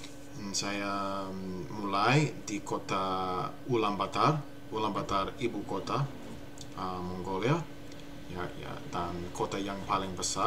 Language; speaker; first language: Indonesian; non-native, learner; English